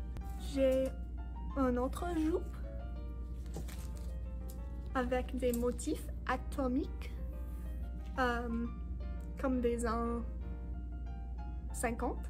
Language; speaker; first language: French; non-native, learner; English